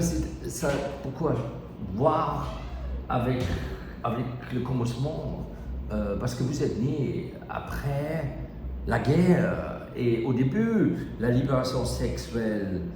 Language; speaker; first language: French; non-native, learner; German